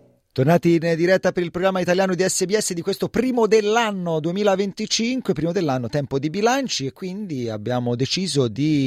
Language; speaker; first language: Italian; native; Italian